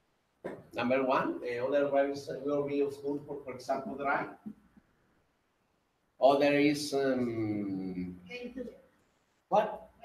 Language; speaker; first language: English; non-native, learner; Spanish